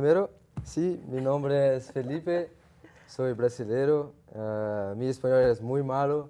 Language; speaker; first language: Spanish; non-native, learner; Portuguese